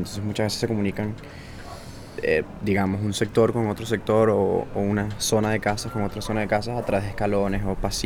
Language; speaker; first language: Spanish; native; Spanish